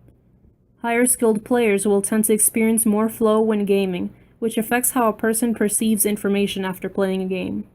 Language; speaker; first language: English; native; English